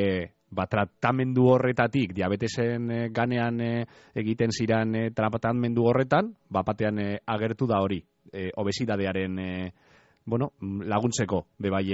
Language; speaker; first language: Basque; native; Basque